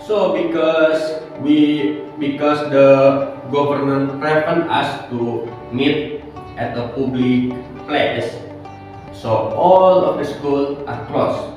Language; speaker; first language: English; non-native, learner; Indonesian